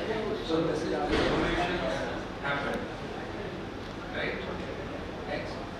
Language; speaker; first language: English; non-native, local second language; Hindi